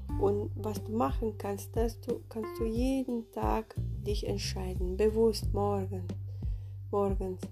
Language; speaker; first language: German; non-native, fluent; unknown